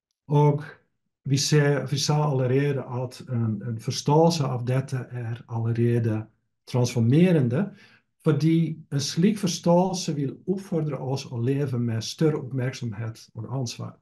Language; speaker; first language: Norwegian; non-native, fluent; Dutch